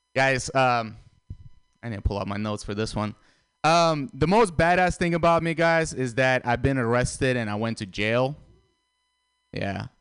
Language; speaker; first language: English; early bilingual, other home language; Russian